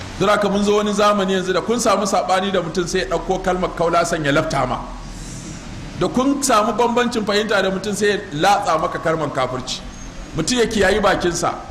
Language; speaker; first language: Hausa; native; Hausa